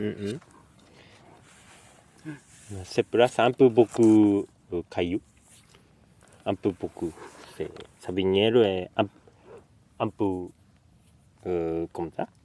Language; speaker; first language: French; non-native, learner; Japanese